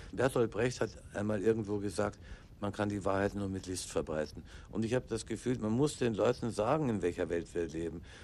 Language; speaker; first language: German; non-native, local second language; English